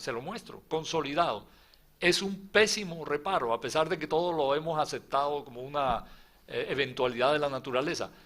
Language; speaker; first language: Spanish; native; Spanish